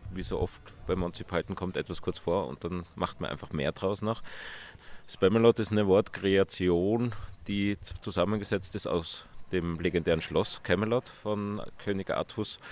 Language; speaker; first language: German; native; German